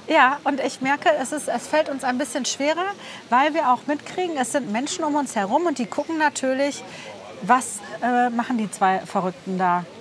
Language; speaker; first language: German; native; German